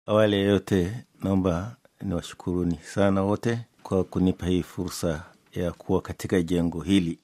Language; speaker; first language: Swahili; non-native, local second language; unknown